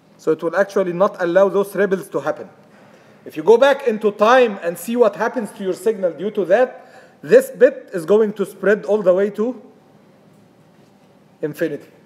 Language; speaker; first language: English; non-native, fluent; Arabic